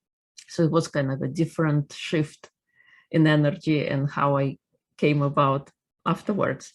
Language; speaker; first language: English; non-native, fluent; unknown